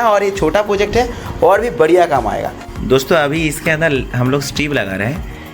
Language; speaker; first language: Hindi; non-native, local second language; Odia